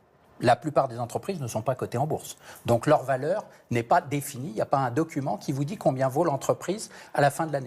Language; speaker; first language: French; native; French